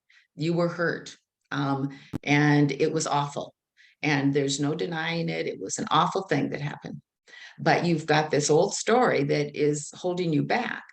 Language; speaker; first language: English; native; English